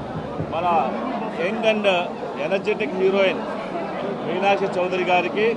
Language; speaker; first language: Telugu; native; Telugu